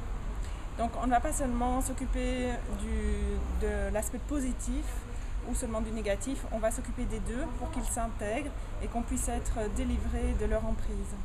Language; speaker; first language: French; native; French